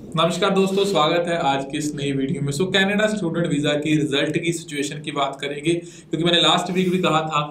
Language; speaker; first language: Hindi; non-native, local second language; Punjabi